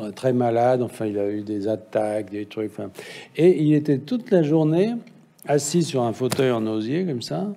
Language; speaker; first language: French; native; French